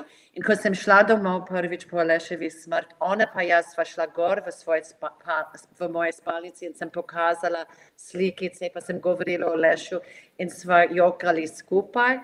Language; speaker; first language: Slovenian; non-native, fluent; English